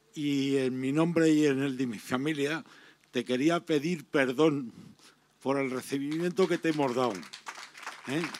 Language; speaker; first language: Spanish; non-native, fluent; Russian